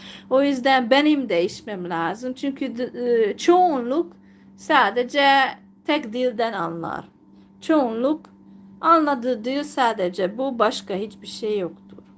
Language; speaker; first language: Turkish; non-native, fluent; Hungarian